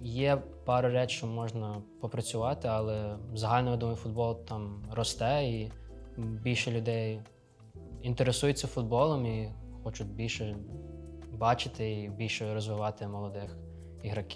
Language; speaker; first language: Ukrainian; early bilingual, other home language; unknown